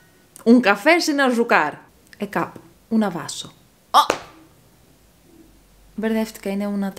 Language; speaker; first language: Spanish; non-native, learner; Greek